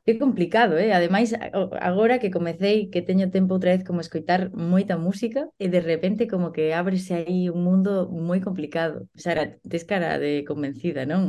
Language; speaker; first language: Galician; non-native, local second language; Spanish